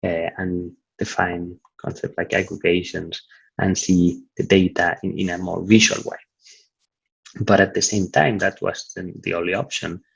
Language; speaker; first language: English; non-native, fluent; Italian